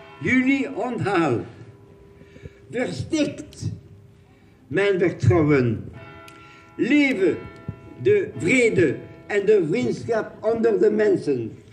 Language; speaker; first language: Dutch; non-native, local second language; French